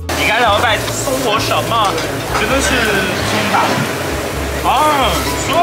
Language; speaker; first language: Chinese; non-native, fluent; French